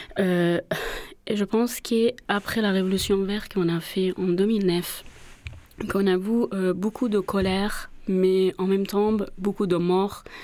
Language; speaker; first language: French; non-native, fluent; Persian